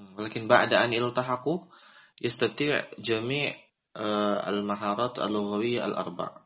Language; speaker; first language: Arabic; non-native, learner; Indonesian